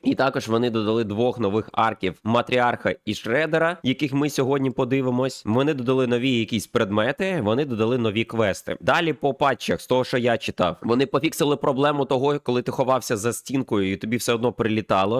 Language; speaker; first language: Ukrainian; native; Ukrainian